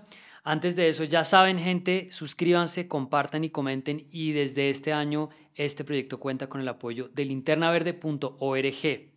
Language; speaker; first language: Spanish; native; Spanish